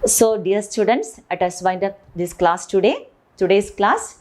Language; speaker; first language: English; non-native, local second language; Malayalam